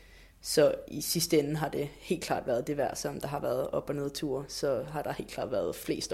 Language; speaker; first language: Danish; native; Danish